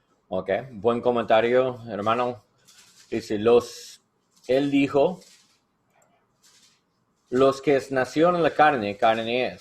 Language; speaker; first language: Spanish; non-native, learner; English